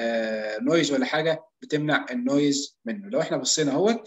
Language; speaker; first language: Arabic; native; Arabic